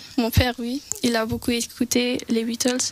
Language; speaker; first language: French; non-native, local second language; English